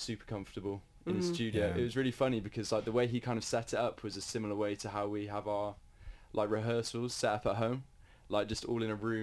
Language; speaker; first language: English; native; English